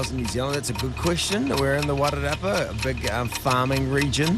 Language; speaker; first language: English; native; English